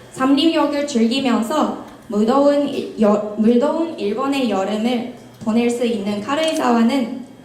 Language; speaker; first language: Korean; non-native, fluent; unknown